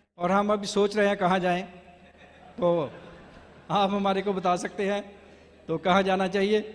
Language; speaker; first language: Hindi; non-native, local second language; Punjabi